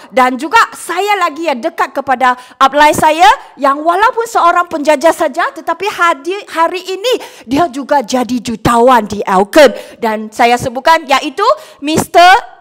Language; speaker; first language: Malay; non-native, local second language; Chinese